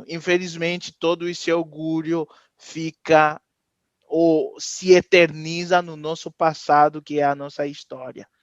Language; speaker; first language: Portuguese; non-native, fluent; Haitian Creole